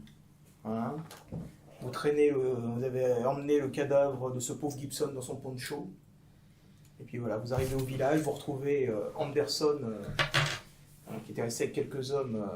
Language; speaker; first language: French; native; French